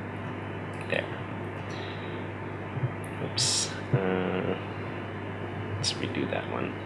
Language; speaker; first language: English; native; English